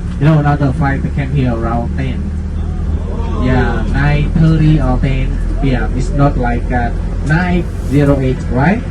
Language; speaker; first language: English; non-native, learner; Vietnamese